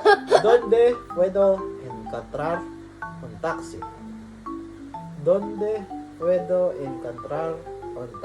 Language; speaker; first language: Spanish; non-native, learner; Filipino